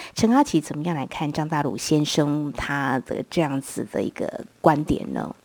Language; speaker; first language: Chinese; non-native, local second language; Min Nan Chinese